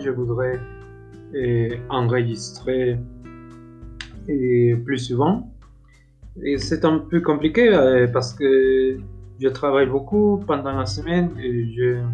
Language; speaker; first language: French; non-native, learner; Spanish